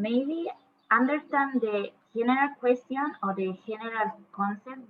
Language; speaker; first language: English; non-native, learner; Spanish